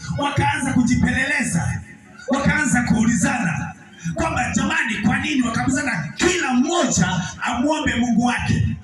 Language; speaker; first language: Swahili; native; Swahili